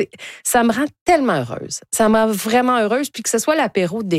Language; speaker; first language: French; native; French